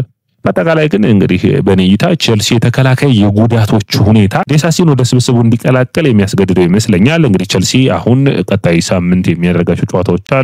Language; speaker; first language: Amharic; native; Amharic